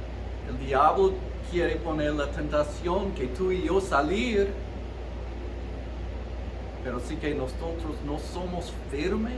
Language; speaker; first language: Spanish; early bilingual, heritage; Spanish